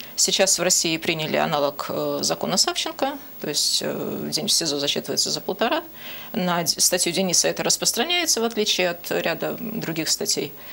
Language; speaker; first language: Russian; native; Russian